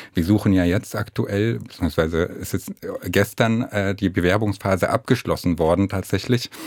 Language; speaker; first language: German; non-native, fluent; Arabic